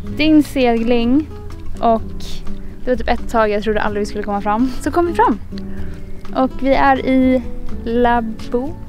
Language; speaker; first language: Swedish; native; Swedish